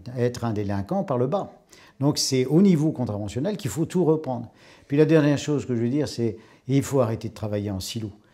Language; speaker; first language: French; native; French